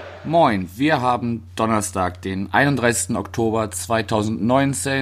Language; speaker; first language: German; native; German